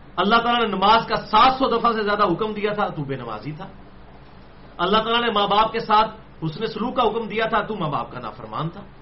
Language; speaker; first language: Urdu; non-native, local second language; Punjabi